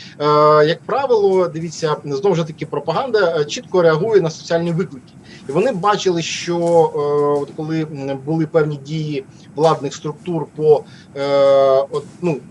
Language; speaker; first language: Ukrainian; native; Ukrainian